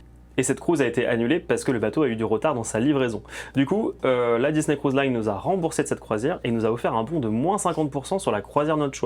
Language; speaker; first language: French; native; French